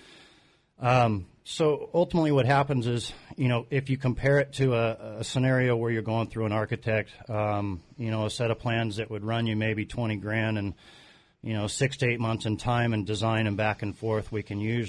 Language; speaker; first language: English; native; English